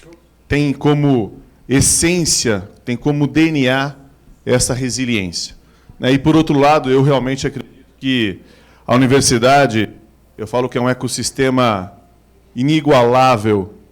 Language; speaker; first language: Portuguese; native; Portuguese